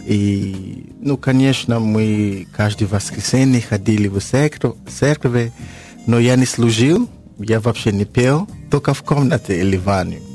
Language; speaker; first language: Russian; non-native, learner; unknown